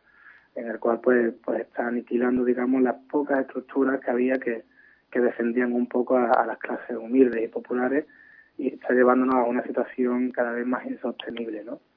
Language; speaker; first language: Spanish; native; Spanish